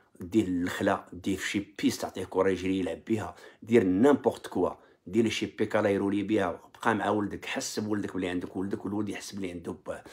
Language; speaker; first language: Arabic; native; Arabic